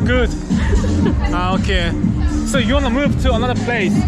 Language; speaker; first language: English; non-native, learner; Korean